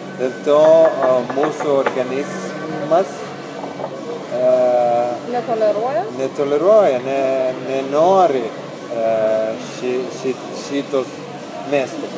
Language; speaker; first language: Lithuanian; non-native, learner; Italian